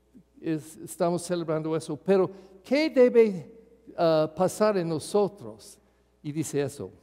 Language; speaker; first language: Spanish; non-native, fluent; English